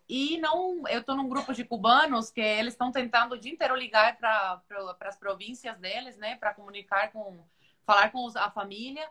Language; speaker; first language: Portuguese; non-native, fluent; Spanish